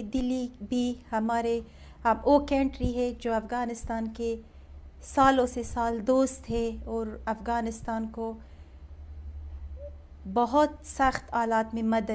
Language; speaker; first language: Hindi; non-native, fluent; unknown